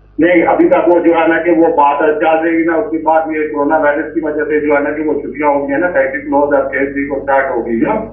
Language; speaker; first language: Urdu; non-native, local second language; Punjabi